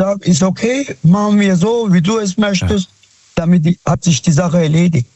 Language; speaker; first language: German; non-native, fluent; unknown